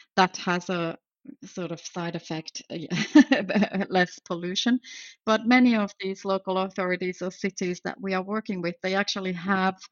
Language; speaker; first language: English; non-native, fluent; Finnish